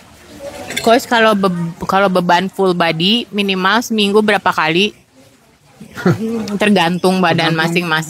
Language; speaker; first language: Indonesian; native; Indonesian